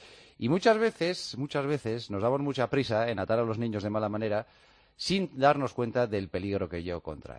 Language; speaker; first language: Spanish; native; Spanish